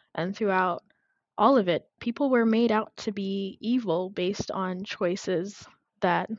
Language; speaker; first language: English; non-native, fluent; Amharic